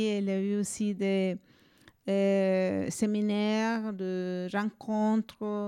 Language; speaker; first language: French; non-native, fluent; Spanish